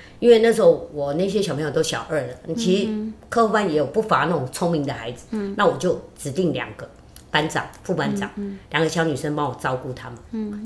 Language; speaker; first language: Chinese; native; Chinese